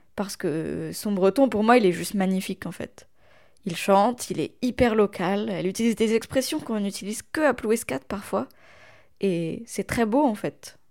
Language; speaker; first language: French; non-native, local second language; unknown